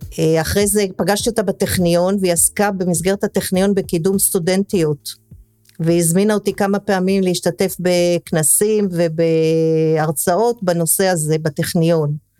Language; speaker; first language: Hebrew; early bilingual, other home language; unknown